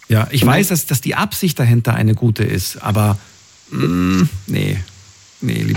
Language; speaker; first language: German; native; German